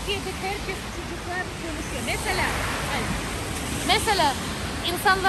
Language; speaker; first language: Turkish; non-native, learner; Russian